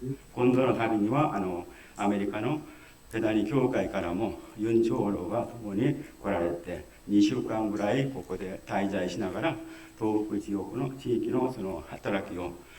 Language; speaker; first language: Japanese; non-native, fluent; Korean